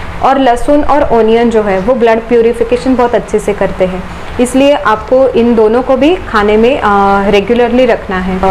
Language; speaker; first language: Hindi; non-native, local second language; Marathi